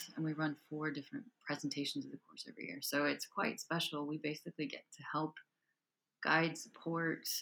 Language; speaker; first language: English; native; English